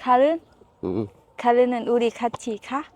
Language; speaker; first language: Korean; non-native, learner; Thai